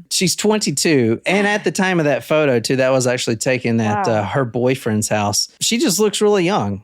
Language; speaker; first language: English; native; English